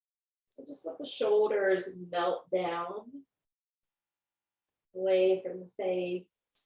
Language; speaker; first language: English; native; English